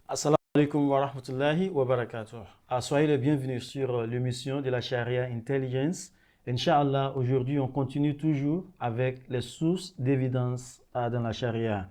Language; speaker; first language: French; non-native, fluent; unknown